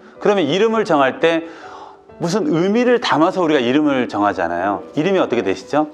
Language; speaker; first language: Korean; native; Korean